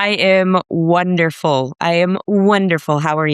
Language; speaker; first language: English; native; English